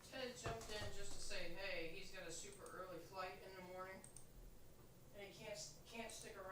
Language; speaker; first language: English; native; English